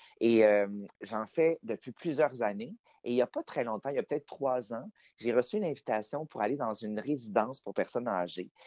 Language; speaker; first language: French; native; French